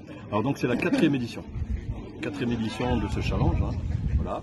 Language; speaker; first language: French; native; French